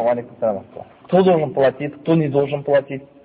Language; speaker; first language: Russian; non-native, fluent; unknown